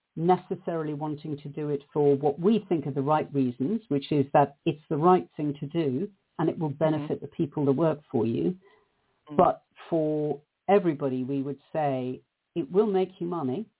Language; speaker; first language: English; native; English